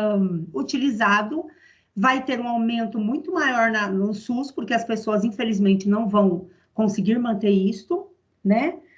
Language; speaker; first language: Portuguese; native; Portuguese